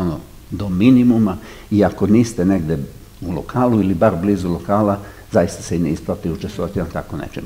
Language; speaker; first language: Serbian; native; Serbian